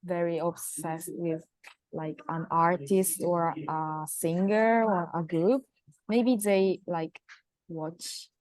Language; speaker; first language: English; non-native, fluent; Japanese